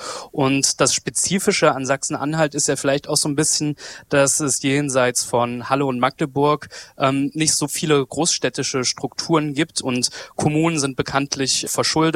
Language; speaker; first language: German; native; German